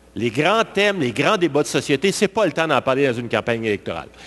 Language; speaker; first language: French; native; French